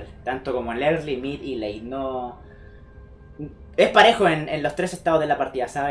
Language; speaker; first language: Spanish; native; Spanish